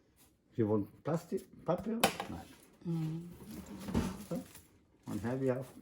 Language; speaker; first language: English; non-native, learner; Swedish